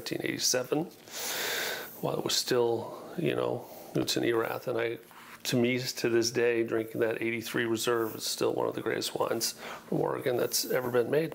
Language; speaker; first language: English; native; English